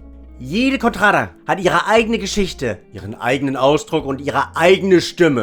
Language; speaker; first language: German; native; German